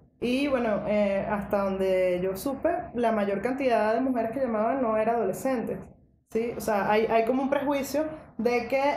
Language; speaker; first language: Spanish; native; Spanish